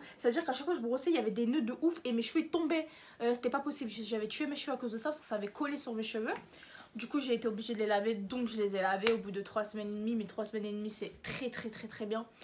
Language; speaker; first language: French; native; French